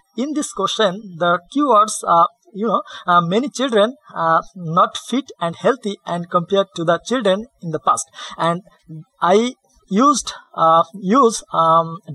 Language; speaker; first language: English; non-native, learner; Bangla